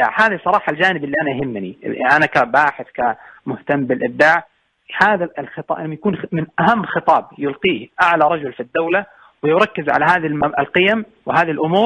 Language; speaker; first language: Arabic; native; Arabic